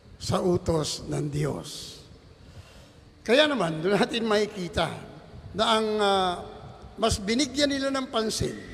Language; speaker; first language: Filipino; native; Filipino